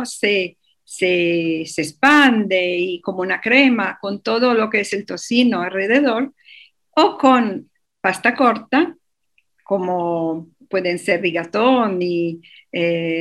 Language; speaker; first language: Spanish; non-native, fluent; Italian